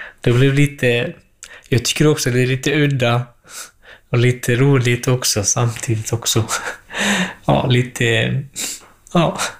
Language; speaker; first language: Swedish; non-native, fluent; Central Kurdish